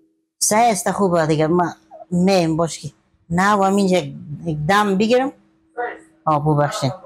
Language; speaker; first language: Persian; non-native, local second language; Hazaragi